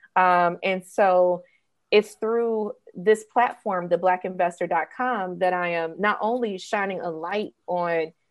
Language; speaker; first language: English; native; English